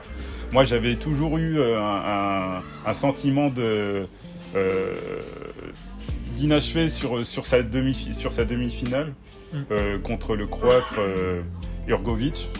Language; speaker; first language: French; native; French